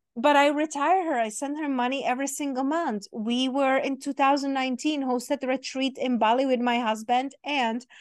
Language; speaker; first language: English; non-native, fluent; Czech